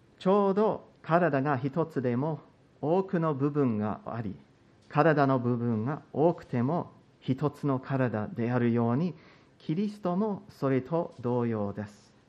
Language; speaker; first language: Japanese; non-native, fluent; English